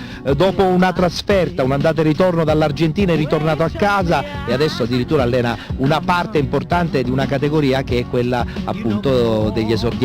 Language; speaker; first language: Italian; native; Italian